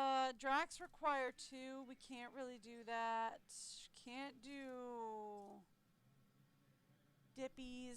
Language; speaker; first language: English; native; English